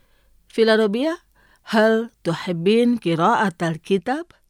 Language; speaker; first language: Arabic; non-native, fluent; Indonesian